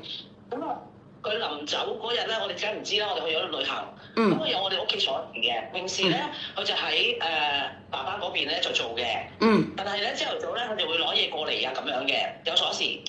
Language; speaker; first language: Cantonese; native; Cantonese